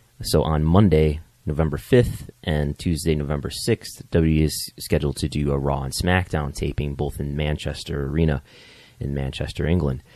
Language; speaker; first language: English; native; English